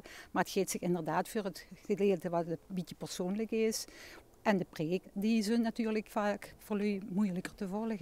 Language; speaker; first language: Dutch; native; Dutch